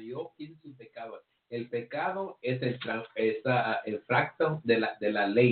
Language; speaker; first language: Spanish; early bilingual, heritage; English